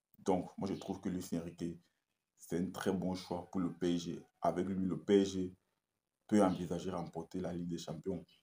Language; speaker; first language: French; native; French